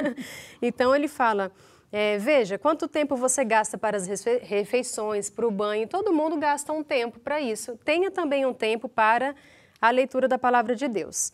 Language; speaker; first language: Portuguese; native; Portuguese